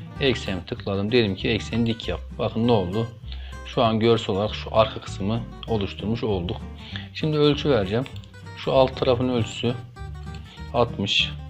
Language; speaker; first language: Turkish; native; Turkish